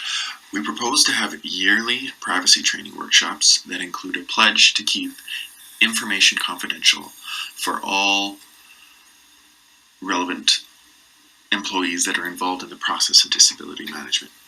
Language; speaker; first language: English; native; English